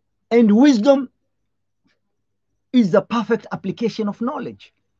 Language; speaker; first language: English; non-native, local second language; Swahili